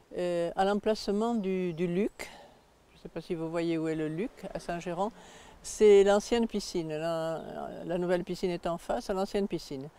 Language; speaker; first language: French; native; French